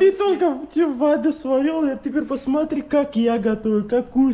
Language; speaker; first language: Russian; non-native, learner; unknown